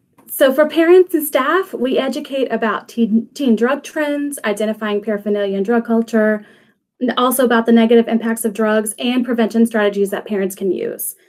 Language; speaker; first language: English; native; English